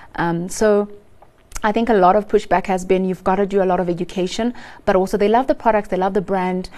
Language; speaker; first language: English; non-native, local second language; Xhosa